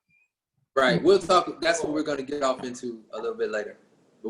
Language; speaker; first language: English; native; English